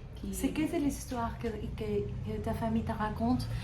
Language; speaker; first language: French; non-native, learner; Spanish